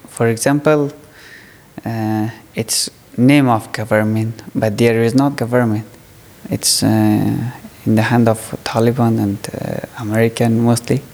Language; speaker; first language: English; non-native, learner; Persian